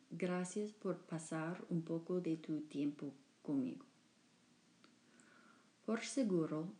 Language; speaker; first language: Spanish; non-native, fluent; English